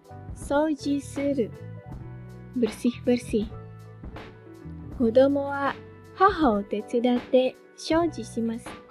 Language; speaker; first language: Japanese; non-native, fluent; Indonesian